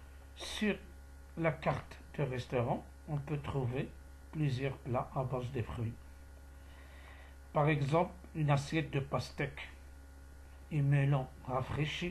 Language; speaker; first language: French; non-native, local second language; Arabic